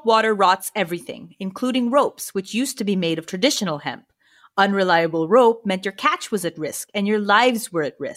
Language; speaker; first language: English; non-native, local second language; Filipino